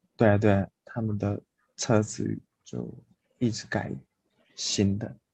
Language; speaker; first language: Chinese; non-native, fluent; Japanese